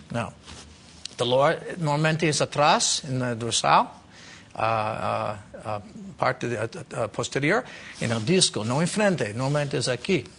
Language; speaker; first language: Spanish; non-native, learner; English